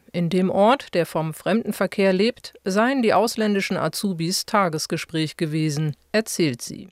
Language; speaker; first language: German; native; German